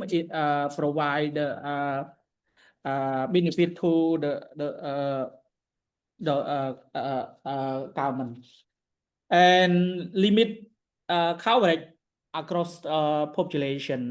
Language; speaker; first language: English; non-native, learner; Khmer